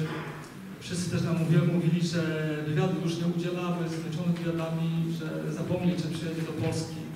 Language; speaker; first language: Polish; native; Polish